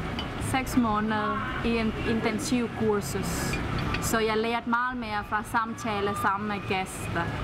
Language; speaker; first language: Danish; non-native, learner; Balinese